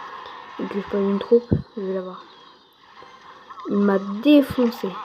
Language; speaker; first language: French; native; French